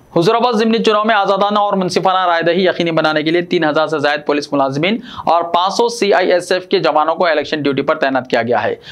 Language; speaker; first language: Urdu; native; Urdu